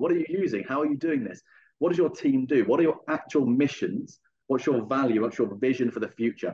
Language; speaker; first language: English; native; English